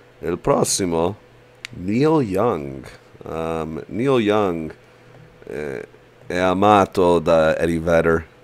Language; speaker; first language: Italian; early bilingual, heritage; Italian